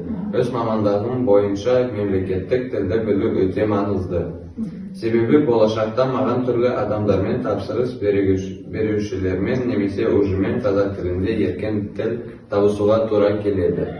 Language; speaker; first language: Kazakh; non-native, local second language; Russian